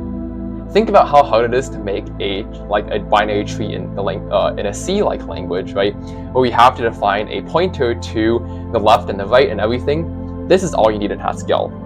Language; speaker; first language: English; native; English